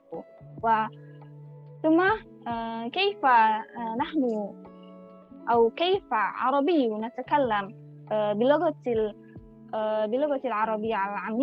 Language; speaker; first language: Arabic; non-native, learner; Indonesian